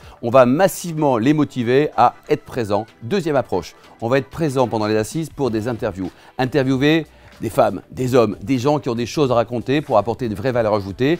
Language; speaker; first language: French; native; French